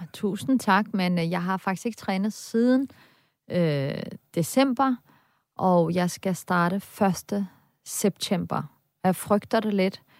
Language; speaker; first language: Danish; early bilingual, other home language; Turkish